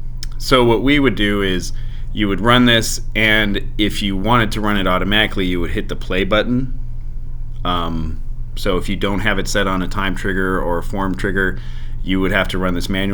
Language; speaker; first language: English; native; English